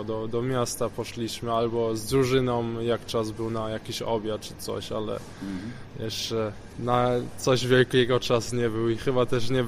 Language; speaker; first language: Polish; early bilingual, heritage; Polish